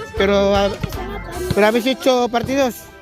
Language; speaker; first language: Spanish; non-native, learner; Filipino